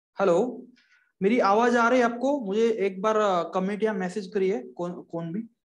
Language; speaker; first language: Hindi; non-native, local second language; Marathi